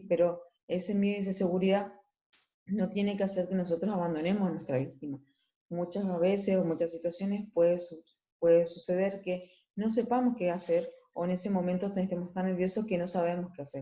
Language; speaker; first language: Spanish; native; Spanish